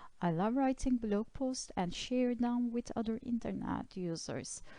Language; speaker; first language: English; non-native, fluent; Turkish